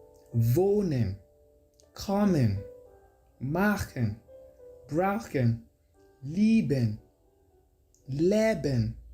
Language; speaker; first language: German; non-native, learner; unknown